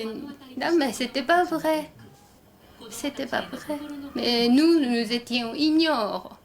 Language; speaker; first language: French; non-native, fluent; Japanese